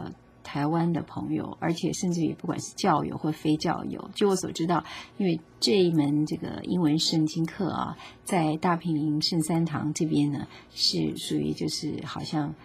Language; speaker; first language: Chinese; native; Chinese